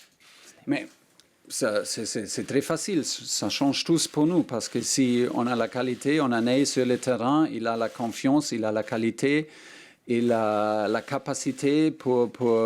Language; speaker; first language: French; non-native, learner; German